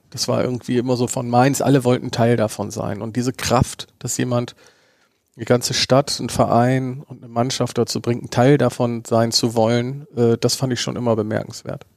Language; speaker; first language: German; native; German